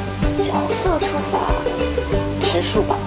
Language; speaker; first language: Chinese; native; Chinese